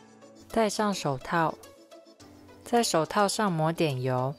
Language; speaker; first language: Chinese; native; Chinese